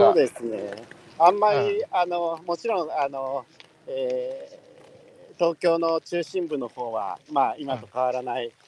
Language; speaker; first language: Japanese; native; Japanese